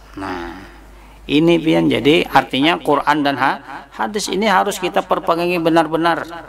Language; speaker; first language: Indonesian; non-native, local second language; Banjar